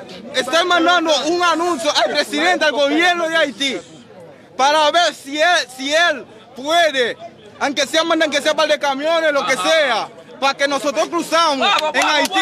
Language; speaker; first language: Spanish; non-native, fluent; Haitian Creole